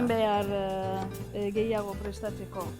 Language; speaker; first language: Basque; non-native, learner; Turkish